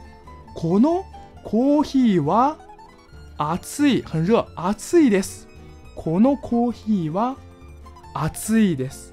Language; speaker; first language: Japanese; non-native, fluent; Chinese